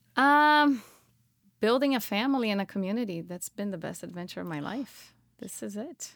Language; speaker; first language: English; non-native, fluent; Portuguese